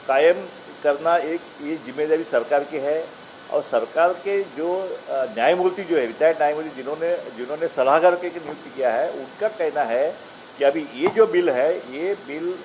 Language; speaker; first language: Hindi; non-native, local second language; Marathi